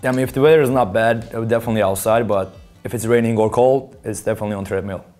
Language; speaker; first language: English; non-native, fluent; Turkish